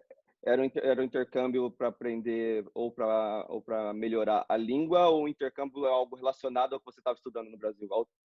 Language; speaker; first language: Portuguese; native; Portuguese